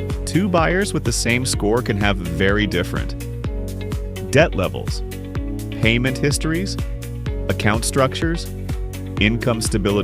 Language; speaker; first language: English; native; English